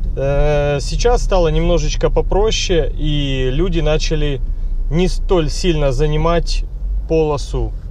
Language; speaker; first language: Russian; native; Russian